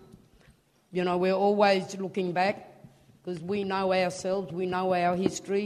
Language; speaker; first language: English; native; English